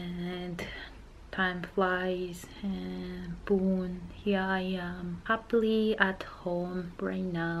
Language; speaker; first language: English; non-native, fluent; Japanese